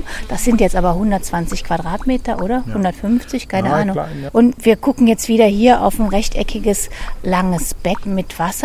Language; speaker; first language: German; native; German